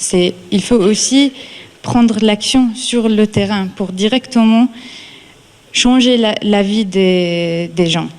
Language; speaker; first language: French; non-native, fluent; Arabic